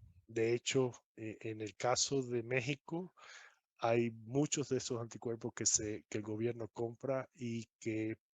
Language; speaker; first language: Spanish; native; Spanish